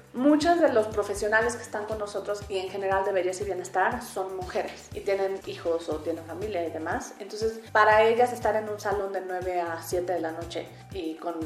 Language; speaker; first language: Spanish; native; Spanish